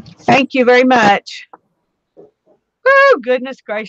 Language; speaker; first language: English; native; English